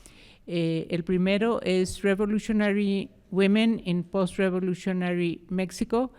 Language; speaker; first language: Spanish; native; Spanish